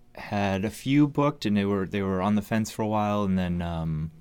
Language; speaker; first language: English; native; English